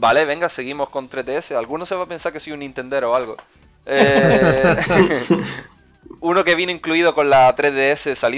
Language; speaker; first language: Spanish; native; Spanish